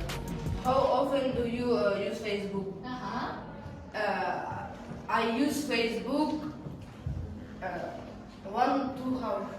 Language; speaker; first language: English; non-native, learner; Kazakh